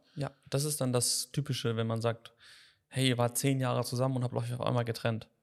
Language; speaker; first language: German; native; German